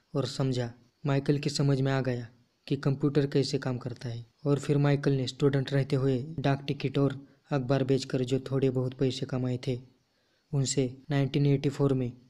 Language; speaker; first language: Hindi; non-native, local second language; Marathi